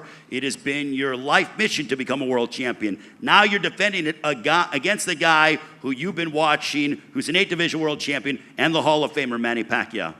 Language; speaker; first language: English; native; English